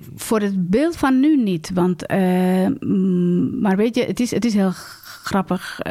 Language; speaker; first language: Dutch; non-native, fluent; Spanish